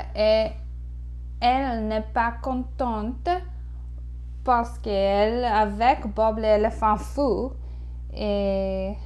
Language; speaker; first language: French; non-native, learner; English